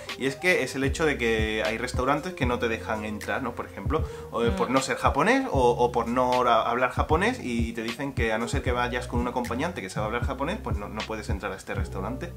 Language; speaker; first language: Spanish; native; Spanish